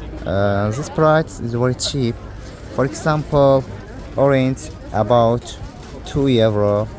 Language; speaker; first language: English; non-native, learner; Azerbaijani